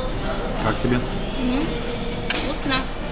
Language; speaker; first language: Russian; native; Russian